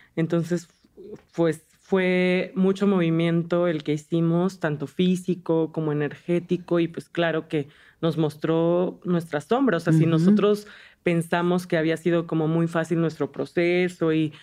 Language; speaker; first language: Spanish; native; Spanish